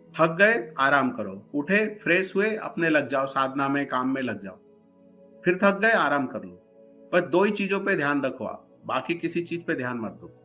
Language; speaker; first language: Hindi; non-native, local second language; Marathi